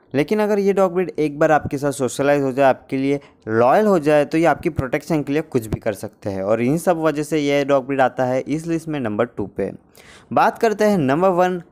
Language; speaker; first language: Hindi; native; Hindi